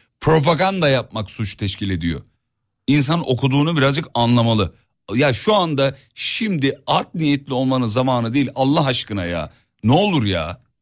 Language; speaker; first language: Turkish; native; Turkish